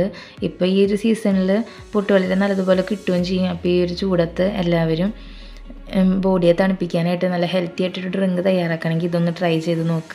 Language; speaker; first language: Malayalam; native; Malayalam